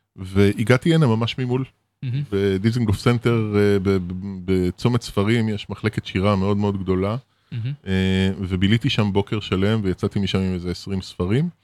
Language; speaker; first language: Hebrew; early bilingual, other home language; French